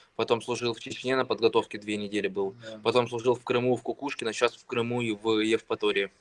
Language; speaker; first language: Russian; native; Russian